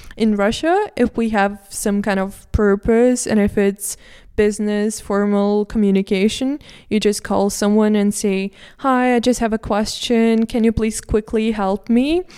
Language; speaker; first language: English; non-native, fluent; Russian